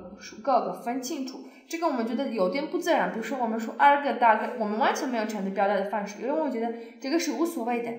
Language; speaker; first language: Chinese; non-native, fluent; Polish